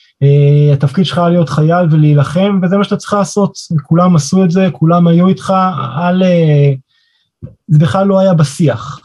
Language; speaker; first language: Hebrew; native; Hebrew